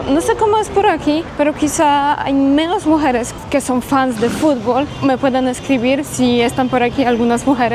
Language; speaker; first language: Spanish; non-native, fluent; Polish